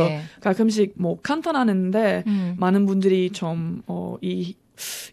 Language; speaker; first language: Korean; non-native, learner; English